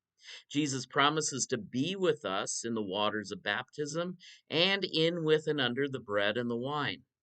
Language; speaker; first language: English; native; English